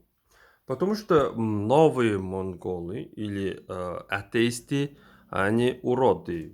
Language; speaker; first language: Russian; non-native, fluent; Mongolian